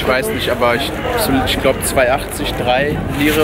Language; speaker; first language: German; early bilingual, other home language; Turkish